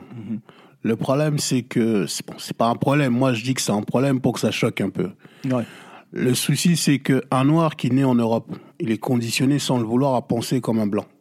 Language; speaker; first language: French; non-native, local second language; Lingala